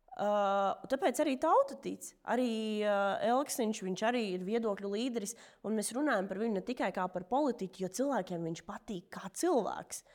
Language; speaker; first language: Latvian; non-native, local second language; Russian